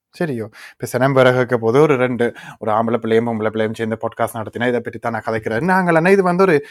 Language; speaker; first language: Tamil; early bilingual, heritage; Tamil